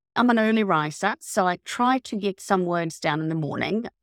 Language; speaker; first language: English; non-native, fluent; Swedish